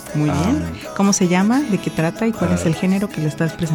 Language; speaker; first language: Spanish; native; Spanish